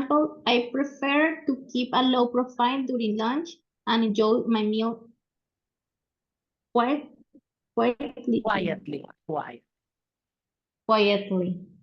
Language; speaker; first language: English; non-native, learner; Spanish